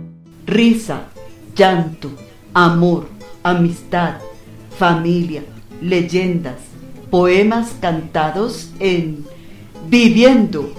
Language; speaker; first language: Spanish; native; Spanish